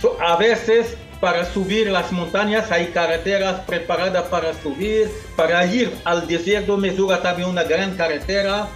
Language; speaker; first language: Spanish; non-native, local second language; Arabic